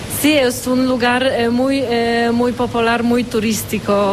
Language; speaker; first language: Spanish; non-native, learner; Polish